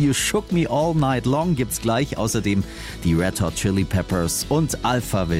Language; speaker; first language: German; native; German